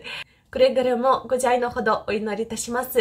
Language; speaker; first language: Japanese; non-native, fluent; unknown